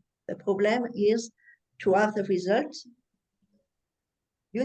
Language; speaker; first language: English; non-native, learner; French